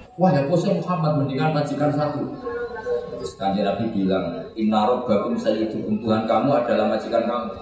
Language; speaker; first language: Indonesian; native; Indonesian